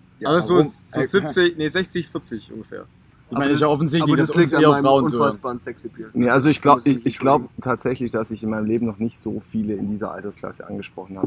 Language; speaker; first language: German; native; German